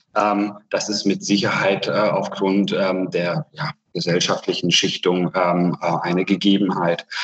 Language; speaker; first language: German; non-native, fluent; Hungarian